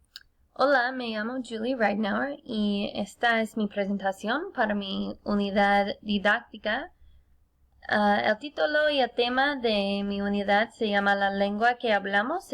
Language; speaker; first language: Spanish; non-native, fluent; English